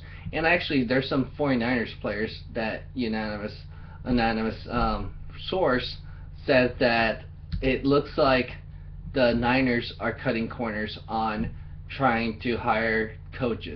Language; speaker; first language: English; native; English